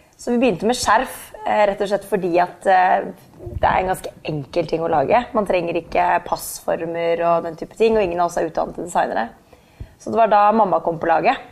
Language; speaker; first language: Norwegian; native; Norwegian